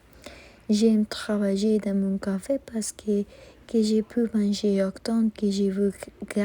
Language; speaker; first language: French; non-native, learner; Spanish